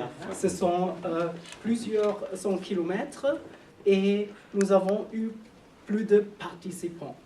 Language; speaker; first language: French; non-native, learner; German